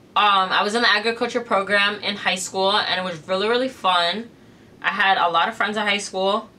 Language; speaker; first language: English; native; English